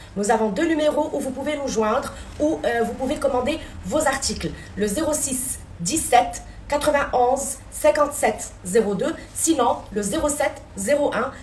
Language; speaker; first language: French; non-native, local second language; Arabic